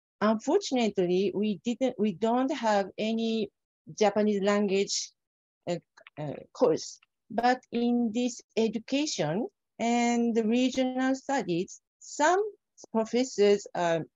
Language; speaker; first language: English; non-native, fluent; Japanese